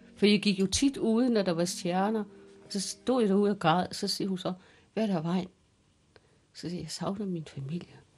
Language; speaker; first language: Danish; early bilingual, other home language; Kalaallisut